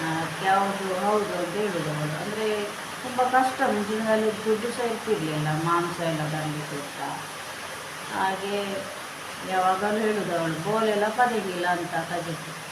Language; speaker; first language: Kannada; non-native, local second language; Konkani